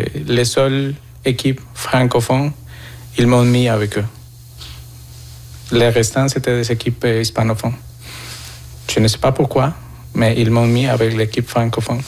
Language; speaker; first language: French; non-native, fluent; Spanish